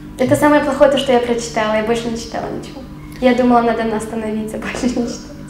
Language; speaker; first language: Russian; non-native, local second language; Tajik